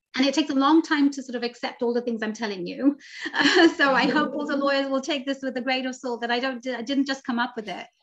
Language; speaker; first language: English; native; English